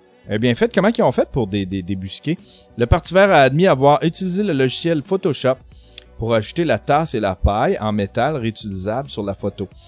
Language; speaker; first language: French; native; French